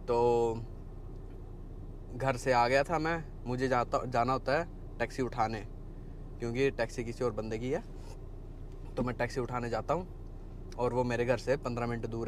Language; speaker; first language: Hindi; native; Hindi